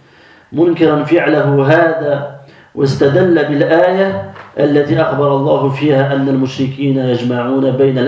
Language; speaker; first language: Arabic; non-native, fluent; French